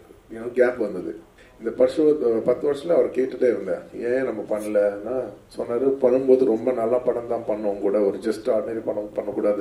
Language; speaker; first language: Tamil; non-native, local second language; Telugu